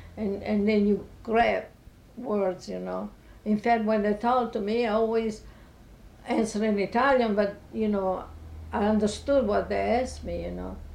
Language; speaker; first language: English; non-native, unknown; Italian